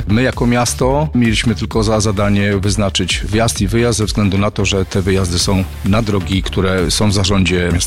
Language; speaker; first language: Polish; native; Polish